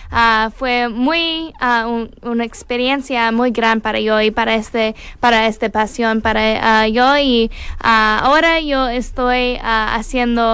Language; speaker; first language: Spanish; non-native, learner; English